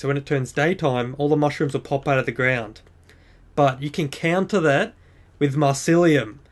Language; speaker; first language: English; native; English